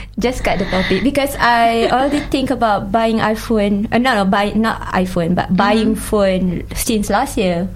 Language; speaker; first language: English; non-native, local second language; Malay